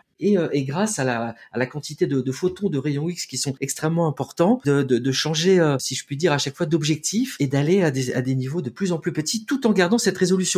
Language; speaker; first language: French; native; French